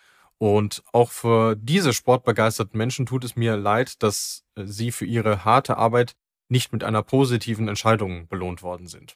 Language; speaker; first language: German; native; German